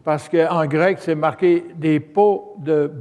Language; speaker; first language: French; native; French